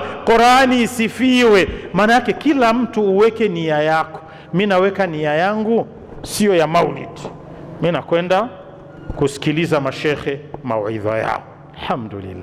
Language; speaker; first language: Swahili; non-native, local second language; Rundi